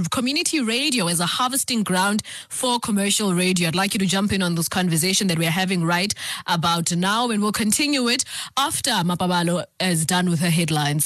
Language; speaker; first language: English; non-native, local second language; Zulu